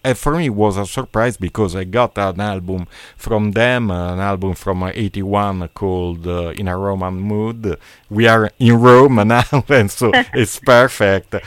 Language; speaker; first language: English; non-native, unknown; Italian